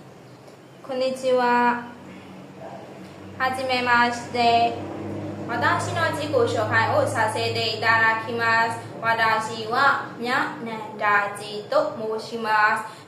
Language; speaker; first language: Japanese; non-native, learner; Burmese